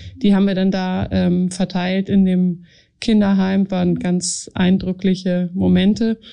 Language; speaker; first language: German; native; German